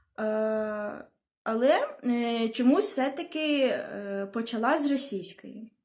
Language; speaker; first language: Ukrainian; non-native, local second language; Russian